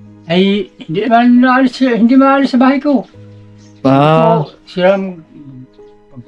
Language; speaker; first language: Filipino; non-native, local second language; Bikol